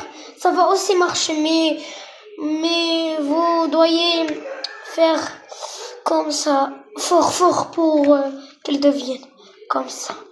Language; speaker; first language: French; non-native, local second language; Arabic